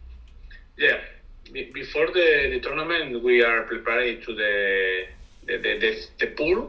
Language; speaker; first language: English; non-native, learner; Spanish